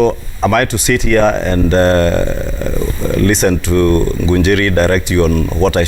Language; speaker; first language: English; non-native, local second language; Kikuyu